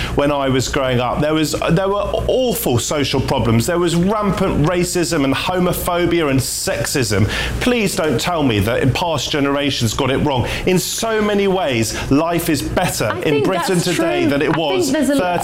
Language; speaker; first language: English; native; English